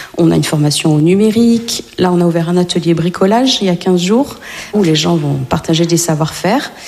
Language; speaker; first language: French; native; French